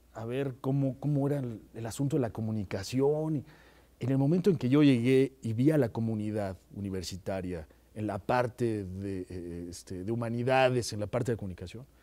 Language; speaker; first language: Spanish; native; Spanish